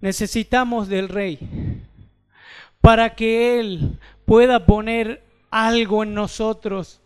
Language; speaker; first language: Spanish; native; Spanish